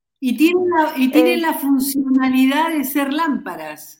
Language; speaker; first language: Spanish; native; Spanish